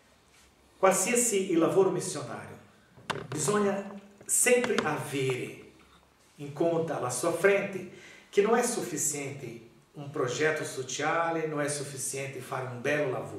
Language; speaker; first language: Italian; non-native, learner; Portuguese